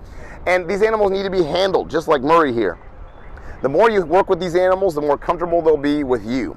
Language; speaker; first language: English; native; English